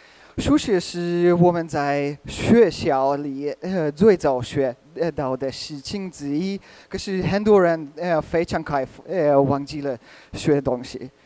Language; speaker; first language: Chinese; non-native, learner; Hungarian